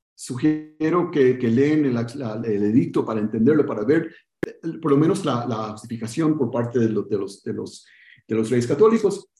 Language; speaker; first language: Spanish; early bilingual, heritage; Spanish